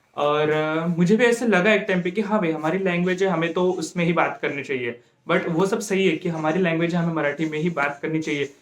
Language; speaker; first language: Hindi; non-native, local second language; Marathi